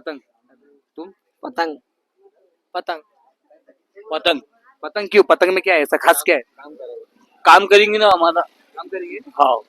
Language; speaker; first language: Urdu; non-native, local second language; Marathi